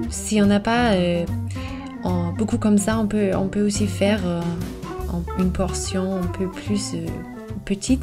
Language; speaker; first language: French; non-native, fluent; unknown